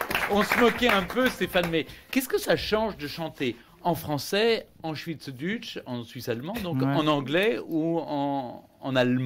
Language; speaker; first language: French; native; French